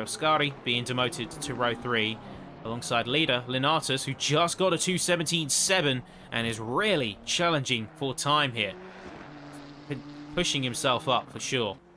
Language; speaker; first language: English; native; English